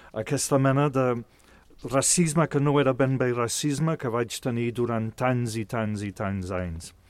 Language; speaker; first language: Catalan; non-native, fluent; English